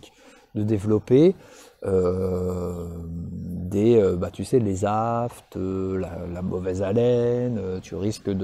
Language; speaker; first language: French; native; French